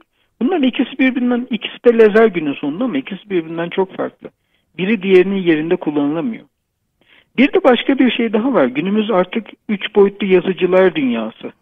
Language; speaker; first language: Turkish; native; Turkish